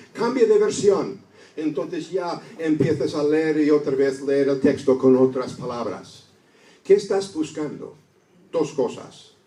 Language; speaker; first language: Spanish; non-native, fluent; English